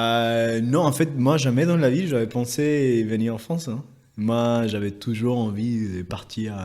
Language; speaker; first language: French; non-native, fluent; Spanish